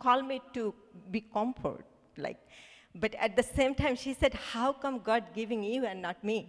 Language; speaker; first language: English; non-native, local second language; Bangla